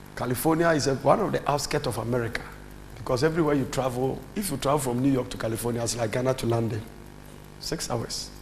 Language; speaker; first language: English; non-native, local second language; Akan